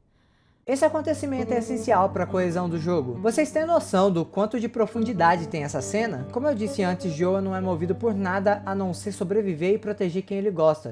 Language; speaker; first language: Portuguese; native; Portuguese